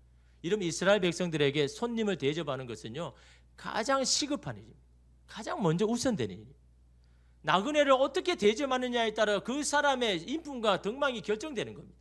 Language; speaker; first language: Korean; native; Korean